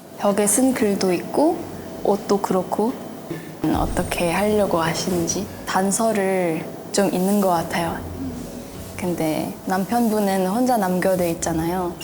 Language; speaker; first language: Korean; non-native, fluent; Chinese